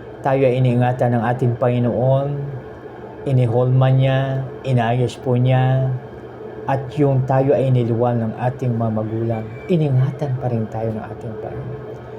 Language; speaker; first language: Filipino; native; Filipino